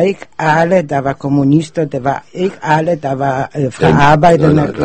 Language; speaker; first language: Danish; non-native, fluent; Polish